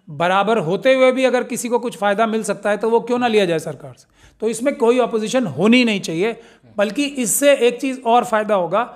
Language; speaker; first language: Hindi; native; Hindi